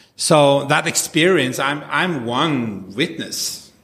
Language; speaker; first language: English; non-native, fluent; Norwegian